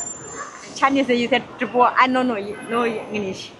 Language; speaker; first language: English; non-native, learner; Chinese